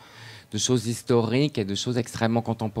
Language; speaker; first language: French; native; French